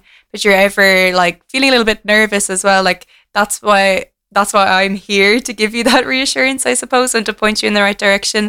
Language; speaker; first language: English; native; English